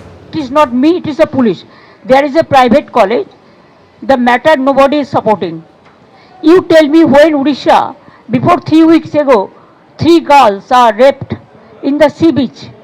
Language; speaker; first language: English; non-native, local second language; Bangla